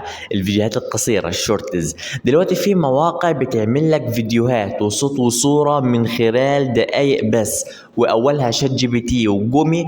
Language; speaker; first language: Arabic; native; Arabic